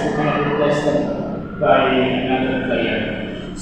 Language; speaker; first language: English; non-native, fluent; Indonesian